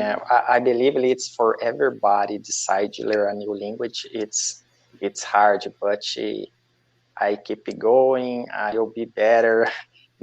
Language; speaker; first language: English; non-native, learner; Portuguese